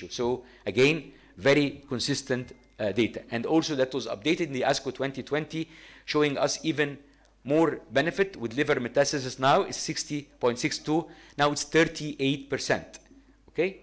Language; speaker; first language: English; non-native, fluent; Arabic